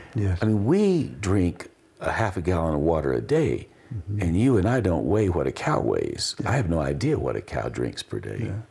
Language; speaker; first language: English; native; English